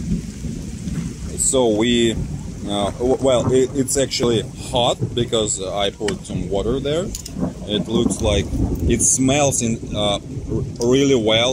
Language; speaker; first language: English; non-native, fluent; Russian